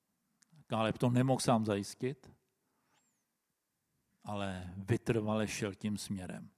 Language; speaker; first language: Czech; native; Czech